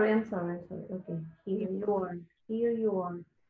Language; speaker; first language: English; non-native, learner; Spanish